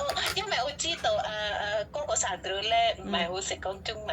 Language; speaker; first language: Cantonese; non-native, fluent; Indonesian